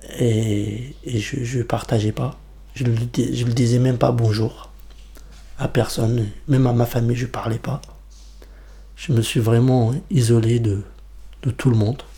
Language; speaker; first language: French; non-native, fluent; Kurdish